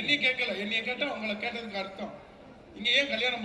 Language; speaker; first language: Tamil; native; Tamil